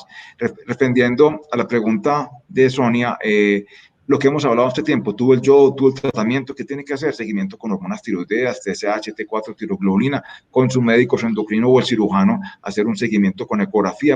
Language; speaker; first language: Spanish; native; Spanish